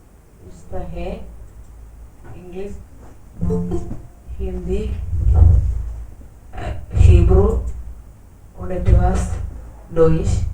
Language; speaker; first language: German; non-native, learner; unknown